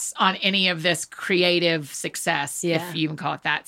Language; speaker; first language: English; native; English